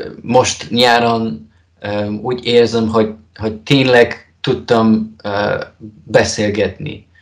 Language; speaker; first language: Hungarian; non-native, learner; Polish